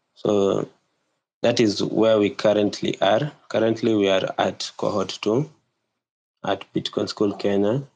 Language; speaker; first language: English; non-native, local second language; Kikuyu